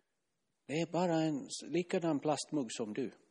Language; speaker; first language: Swedish; non-native, fluent; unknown